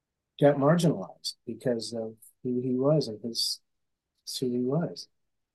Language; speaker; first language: English; native; English